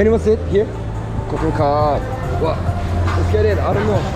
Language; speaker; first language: English; non-native, learner; Korean